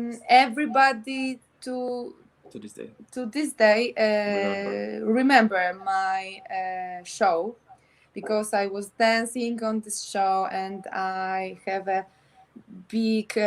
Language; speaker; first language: English; non-native, learner; Polish